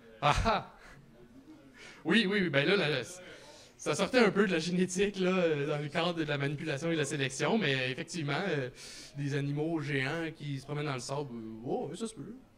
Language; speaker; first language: French; native; French